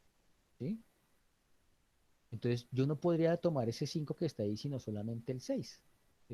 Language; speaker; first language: Spanish; native; Spanish